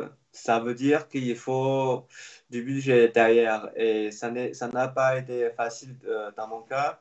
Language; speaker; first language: French; non-native, fluent; Chinese